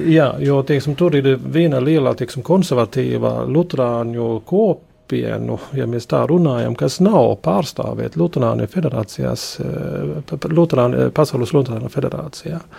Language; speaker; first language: Latvian; non-native, local second language; Polish